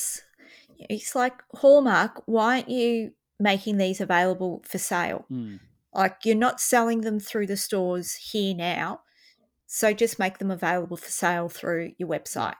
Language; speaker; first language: English; native; English